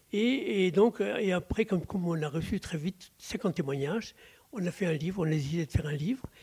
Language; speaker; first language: French; native; French